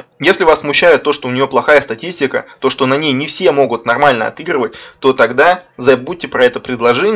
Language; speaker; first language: Russian; native; Russian